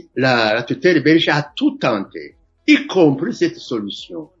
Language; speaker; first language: French; non-native, local second language; Rundi